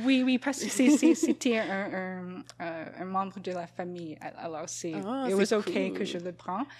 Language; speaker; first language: French; non-native, fluent; English